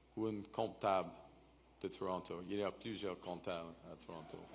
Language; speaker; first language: French; non-native, local second language; English